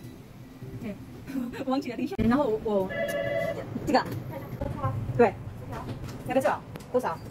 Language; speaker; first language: Chinese; non-native, learner; Filipino